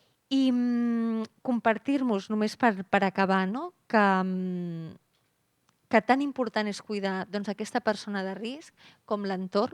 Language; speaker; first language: Catalan; native; Catalan